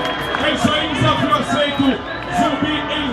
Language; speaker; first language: Portuguese; native; Portuguese